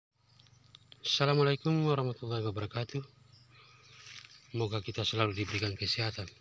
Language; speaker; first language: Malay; non-native, local second language; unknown